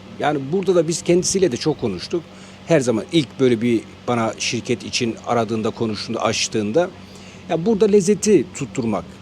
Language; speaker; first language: Turkish; native; Turkish